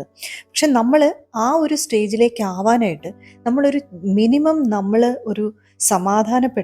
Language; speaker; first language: Malayalam; native; Malayalam